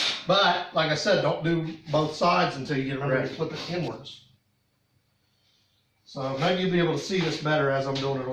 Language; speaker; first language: English; native; English